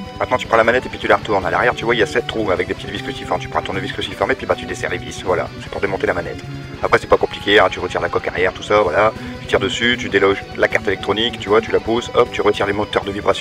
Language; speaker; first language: French; native; French